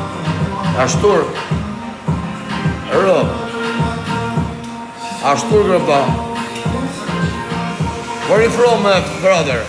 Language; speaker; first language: English; non-native, learner; Albanian